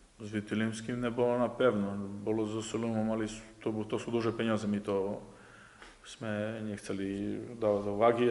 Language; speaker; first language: Polish; non-native, fluent; Serbian